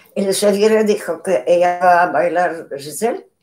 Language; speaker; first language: Spanish; non-native, learner; Polish